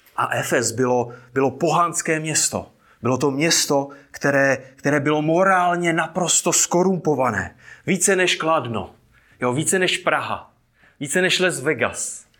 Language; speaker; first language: Czech; native; Czech